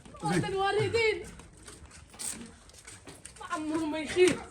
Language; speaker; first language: Arabic; native; Arabic